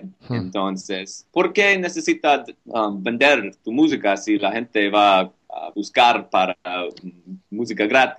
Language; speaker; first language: Spanish; non-native, learner; English